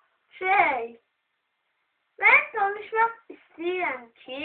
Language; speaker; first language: Turkish; non-native, learner; Azerbaijani